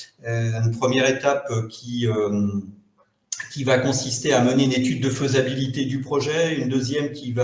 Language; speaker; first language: French; native; French